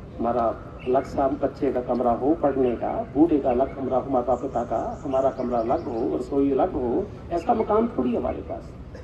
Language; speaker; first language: Hindi; non-native, local second language; Punjabi